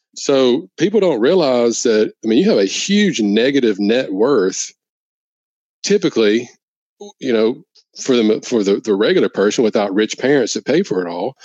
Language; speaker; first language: English; native; English